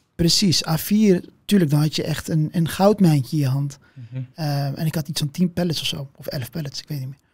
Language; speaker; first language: Dutch; early bilingual, other home language; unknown